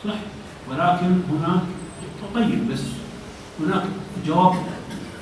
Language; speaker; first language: Arabic; native; Arabic